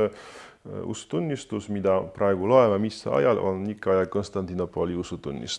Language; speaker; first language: Estonian; non-native, fluent; Polish